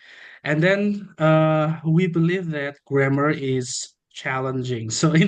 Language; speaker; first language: English; non-native, learner; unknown